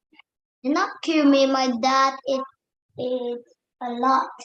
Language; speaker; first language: English; non-native, learner; Vietnamese